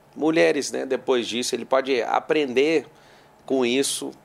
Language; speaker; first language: Portuguese; native; Portuguese